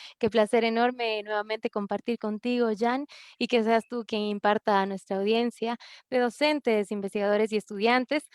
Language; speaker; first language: Spanish; native; Spanish